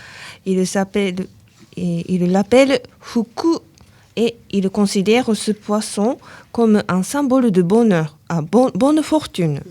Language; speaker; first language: French; non-native, learner; Japanese